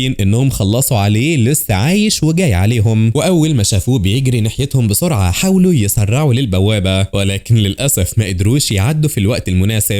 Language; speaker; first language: Arabic; native; Arabic